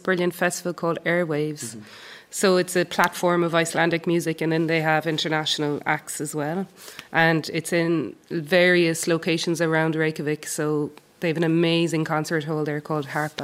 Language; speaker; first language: English; native; English